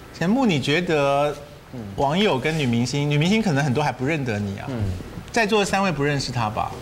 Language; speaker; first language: Chinese; native; Chinese